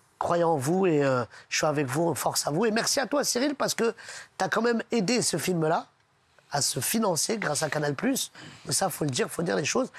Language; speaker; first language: French; early bilingual, other home language; Arabic